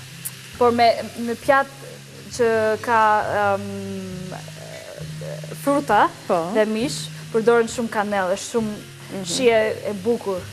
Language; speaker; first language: Albanian; non-native, learner; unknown